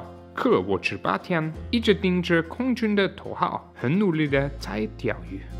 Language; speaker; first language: Chinese; native; Chinese